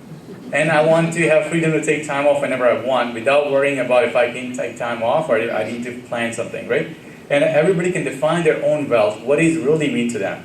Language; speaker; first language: English; early bilingual, other home language; Gujarati